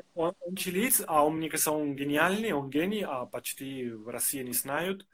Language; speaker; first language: Russian; non-native, fluent; Spanish